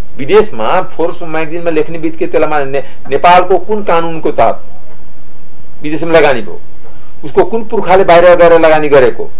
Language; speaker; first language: Nepali; native; Nepali